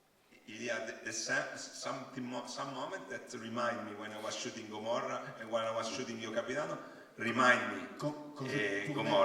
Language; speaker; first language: English; non-native, learner; Italian